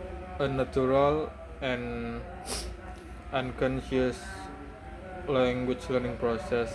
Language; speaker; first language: English; non-native, learner; Indonesian